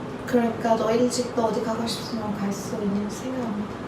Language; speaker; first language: Korean; non-native, learner; Turkish